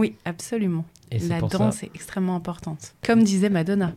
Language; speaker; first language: French; native; French